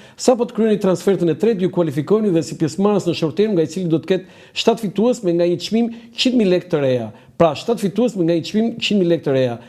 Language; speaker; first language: Albanian; native; Albanian